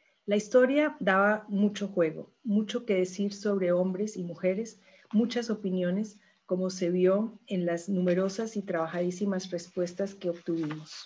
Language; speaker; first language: Spanish; native; Spanish